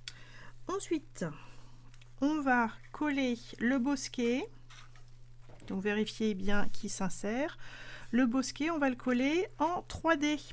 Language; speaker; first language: French; native; French